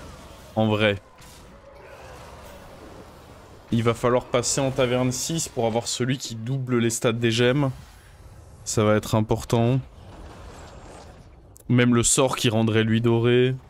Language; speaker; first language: French; native; French